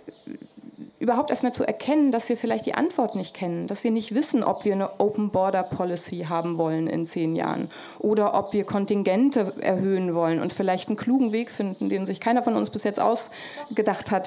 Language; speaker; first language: German; native; German